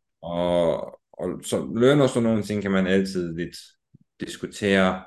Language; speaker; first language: Danish; non-native, fluent; Romanian